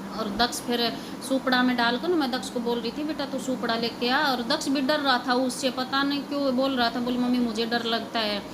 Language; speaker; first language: Hindi; native; Hindi